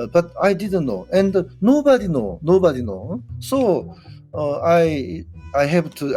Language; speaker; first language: English; non-native, learner; Korean